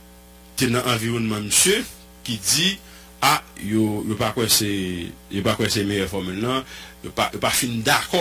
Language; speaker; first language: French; non-native, local second language; Haitian Creole